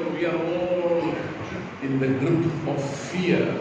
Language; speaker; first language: English; non-native, local second language; Malayalam